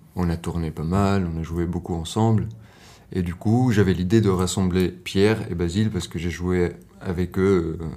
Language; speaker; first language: French; non-native, local second language; Arabic